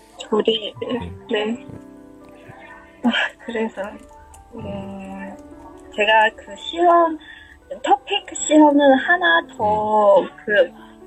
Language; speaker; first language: Korean; non-native, learner; Chinese